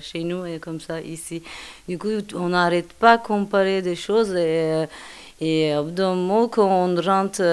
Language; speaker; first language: French; non-native, learner; Turkish